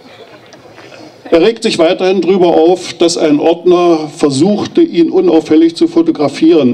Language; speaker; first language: German; native; German